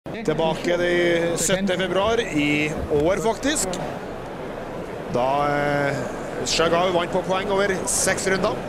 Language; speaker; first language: Norwegian; native; Norwegian